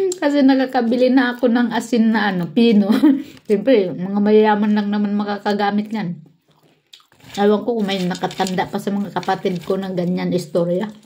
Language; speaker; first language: Filipino; non-native, local second language; Cebuano